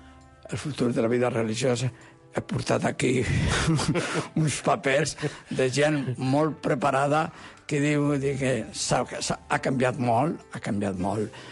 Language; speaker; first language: Catalan; non-native, local second language; Spanish